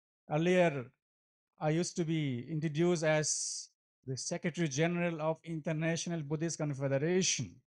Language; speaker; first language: English; non-native, fluent; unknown